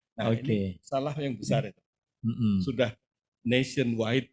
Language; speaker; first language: Indonesian; native; Indonesian